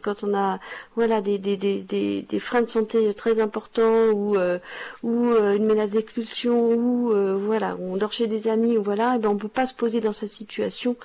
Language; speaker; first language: French; native; French